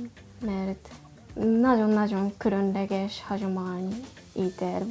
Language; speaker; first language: Hungarian; non-native, learner; Japanese